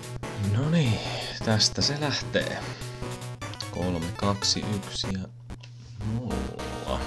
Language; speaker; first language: Finnish; native; Finnish